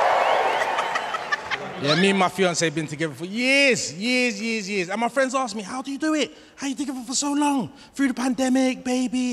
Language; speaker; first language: English; native; English